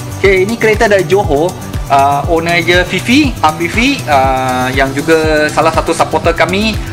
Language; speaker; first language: Malay; non-native, local second language; Min Nan Chinese